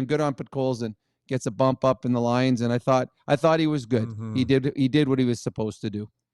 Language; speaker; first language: English; native; English